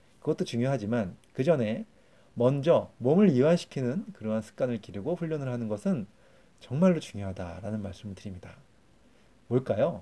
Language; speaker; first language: Korean; native; Korean